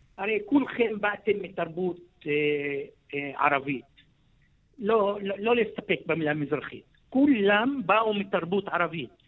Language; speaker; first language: Hebrew; non-native, local second language; Arabic